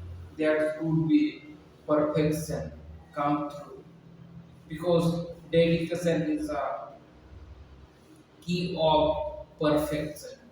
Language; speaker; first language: English; non-native, learner; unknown